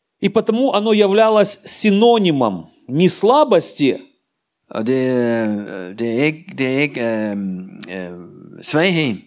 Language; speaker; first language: Danish; non-native, learner; Russian